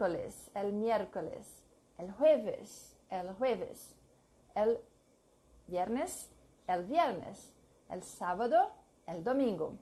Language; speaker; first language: Spanish; non-native, learner; English